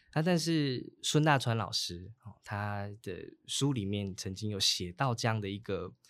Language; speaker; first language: Chinese; native; Chinese